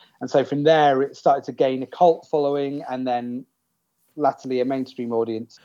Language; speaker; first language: English; native; English